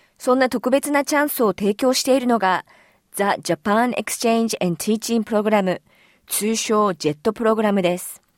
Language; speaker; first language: Japanese; native; Japanese